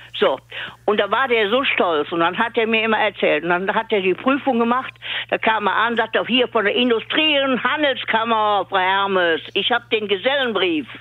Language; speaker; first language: German; native; German